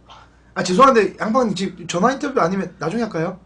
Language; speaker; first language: Korean; native; Korean